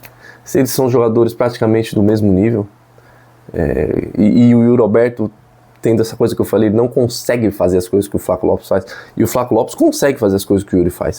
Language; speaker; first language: Portuguese; native; Portuguese